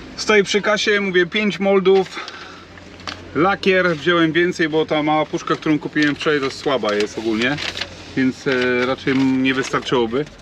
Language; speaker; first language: Polish; native; Polish